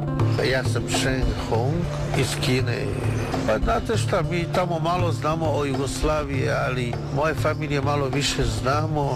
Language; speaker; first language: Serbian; non-native, fluent; Chinese